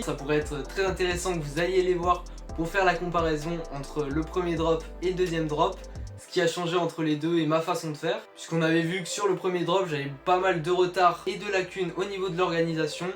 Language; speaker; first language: French; native; French